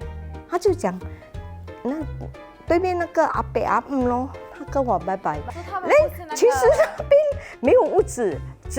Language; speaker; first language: Chinese; native; Chinese